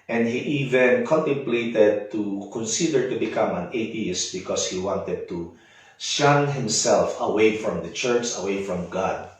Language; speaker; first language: English; non-native, local second language; Filipino